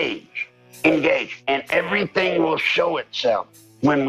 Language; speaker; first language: English; native; English